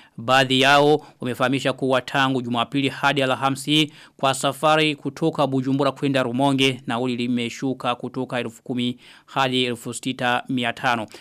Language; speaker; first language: Swahili; non-native, local second language; Rundi